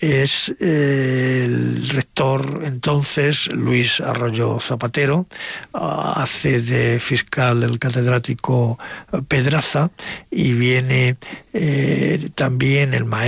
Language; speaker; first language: Spanish; native; Spanish